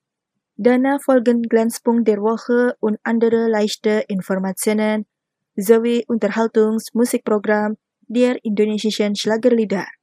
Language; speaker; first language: German; non-native, fluent; Indonesian